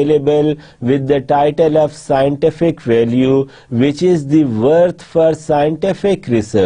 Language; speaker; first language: English; non-native, local second language; Urdu